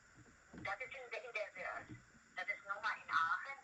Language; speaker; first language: German; native; German